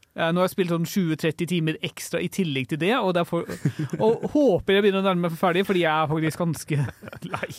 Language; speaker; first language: Norwegian; native; Norwegian